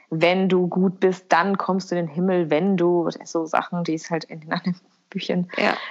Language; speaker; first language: German; early bilingual, other home language; Albanian